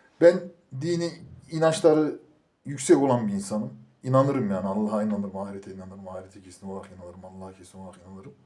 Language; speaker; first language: Turkish; native; Turkish